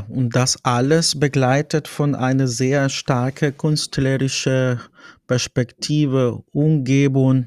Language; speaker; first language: German; non-native, fluent; Spanish